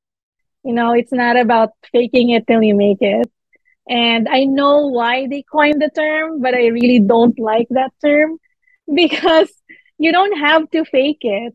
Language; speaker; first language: English; non-native, local second language; Filipino